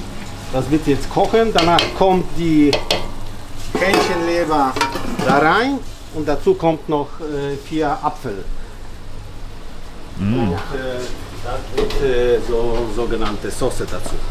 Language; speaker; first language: German; non-native, fluent; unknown